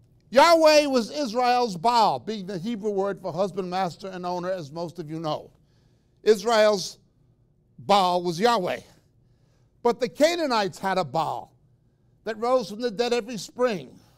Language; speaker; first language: English; native; English